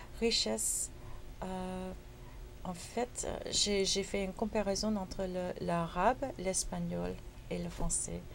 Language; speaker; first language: French; non-native, fluent; Spanish